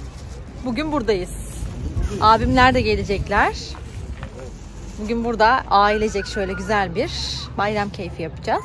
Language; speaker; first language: Turkish; native; Turkish